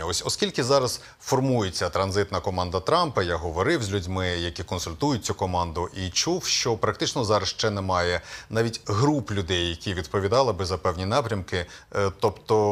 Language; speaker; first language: Ukrainian; native; Ukrainian